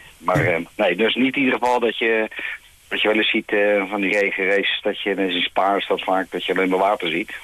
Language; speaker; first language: Dutch; native; Dutch